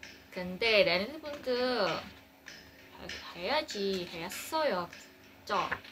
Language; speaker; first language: Korean; non-native, learner; Indonesian